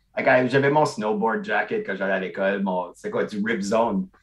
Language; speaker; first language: French; non-native, local second language; English